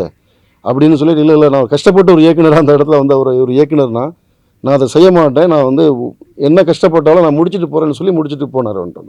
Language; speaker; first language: Tamil; native; Tamil